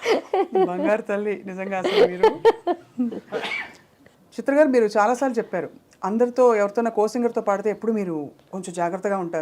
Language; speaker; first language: Telugu; native; Telugu